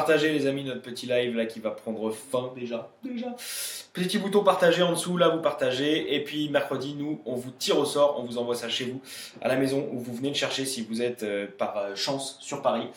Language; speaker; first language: French; native; French